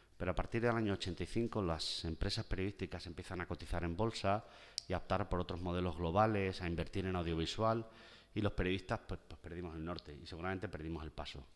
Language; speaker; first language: Spanish; native; Spanish